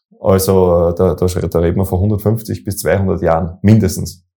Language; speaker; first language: German; native; German